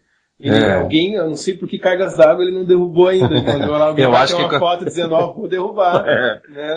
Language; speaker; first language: Portuguese; native; Portuguese